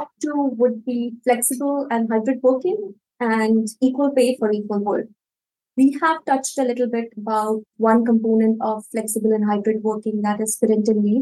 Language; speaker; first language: English; non-native, local second language; Hindi